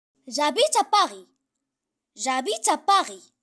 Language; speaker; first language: French; non-native, fluent; Arabic